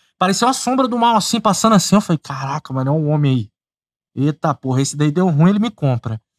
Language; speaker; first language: Portuguese; native; Portuguese